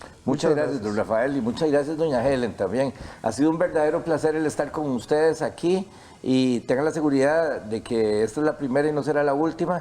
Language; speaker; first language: Spanish; native; Spanish